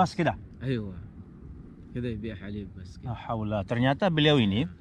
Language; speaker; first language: Arabic; non-native, learner; Indonesian